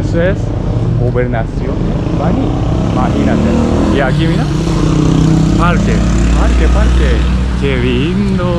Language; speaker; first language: Spanish; non-native, learner; Japanese